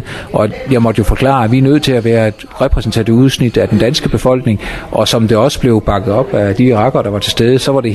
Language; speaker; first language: Danish; native; Danish